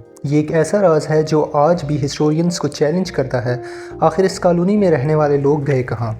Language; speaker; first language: Urdu; native; Urdu